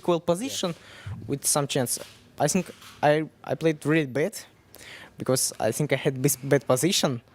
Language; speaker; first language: English; non-native, learner; Russian